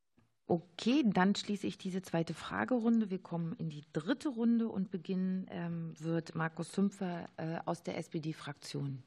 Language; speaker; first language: German; native; German